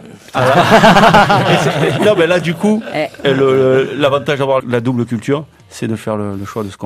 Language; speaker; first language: French; early bilingual, other home language; Arabic